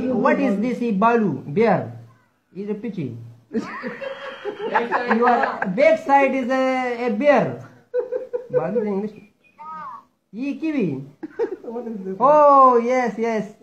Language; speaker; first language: English; non-native, learner; Urdu